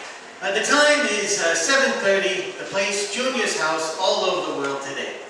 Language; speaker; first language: English; native; English